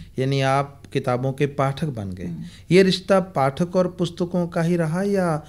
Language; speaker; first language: Hindi; non-native, local second language; Punjabi